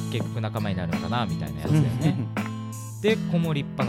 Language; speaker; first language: Japanese; native; Japanese